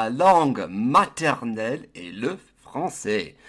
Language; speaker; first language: French; non-native, fluent; English